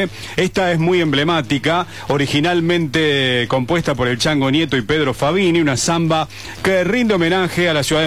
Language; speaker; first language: Spanish; native; Spanish